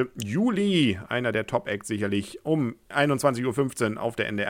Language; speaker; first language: German; native; German